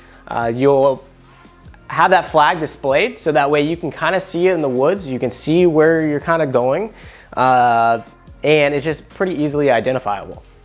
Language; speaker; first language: English; native; English